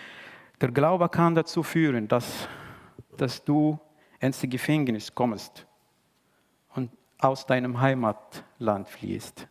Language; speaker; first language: German; non-native, fluent; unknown